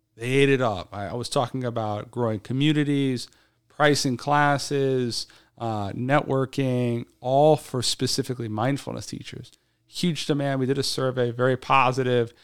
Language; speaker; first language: English; native; English